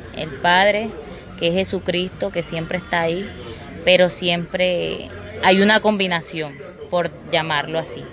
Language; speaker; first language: Spanish; non-native, local second language; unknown